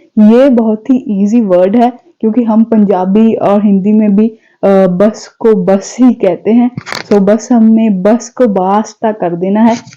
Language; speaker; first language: Hindi; non-native, local second language; Punjabi